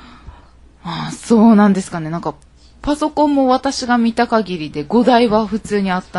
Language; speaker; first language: Japanese; native; Japanese